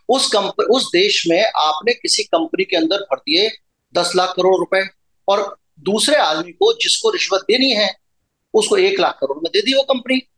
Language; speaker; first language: Hindi; native; Hindi